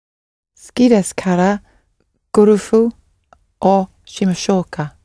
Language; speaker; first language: Japanese; non-native, learner; English